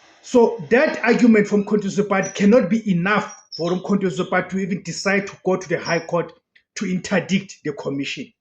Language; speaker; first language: English; non-native, local second language; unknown